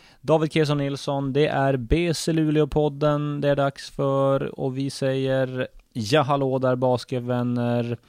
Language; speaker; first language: Swedish; native; Swedish